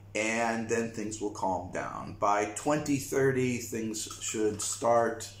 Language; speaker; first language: English; native; English